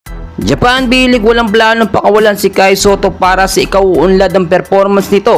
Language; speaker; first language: Filipino; native; Filipino